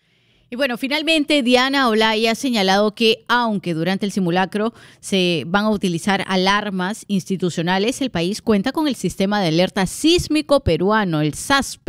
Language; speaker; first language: Spanish; native; Spanish